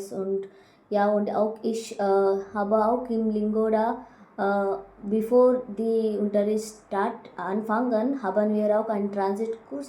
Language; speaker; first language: German; non-native, learner; Kannada